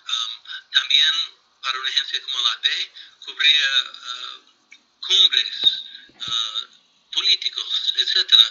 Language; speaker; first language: Spanish; non-native, fluent; English